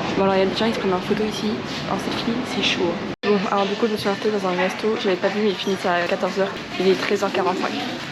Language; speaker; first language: French; native; French